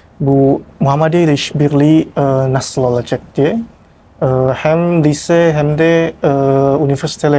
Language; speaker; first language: Turkish; non-native, learner; Indonesian